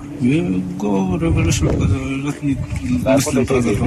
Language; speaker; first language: English; non-native, learner; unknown